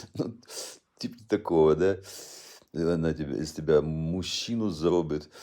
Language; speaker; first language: Russian; non-native, local second language; Ukrainian